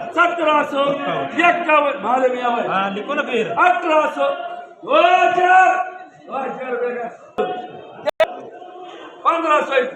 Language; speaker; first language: Hindi; non-native, local second language; Marathi